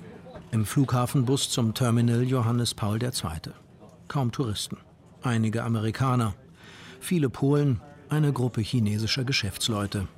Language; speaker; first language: German; native; German